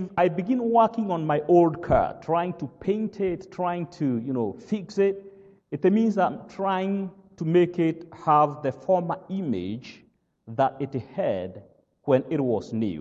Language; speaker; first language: English; non-native, local second language; Kikuyu